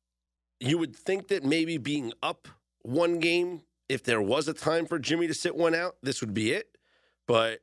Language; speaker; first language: English; native; English